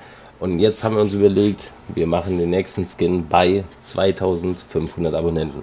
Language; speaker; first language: German; native; German